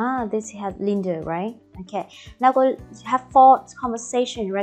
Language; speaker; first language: English; non-native, fluent; Vietnamese